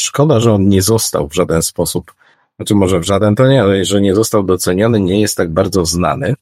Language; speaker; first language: Polish; native; Polish